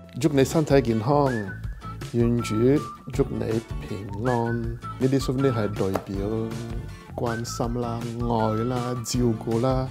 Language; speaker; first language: Cantonese; non-native, fluent; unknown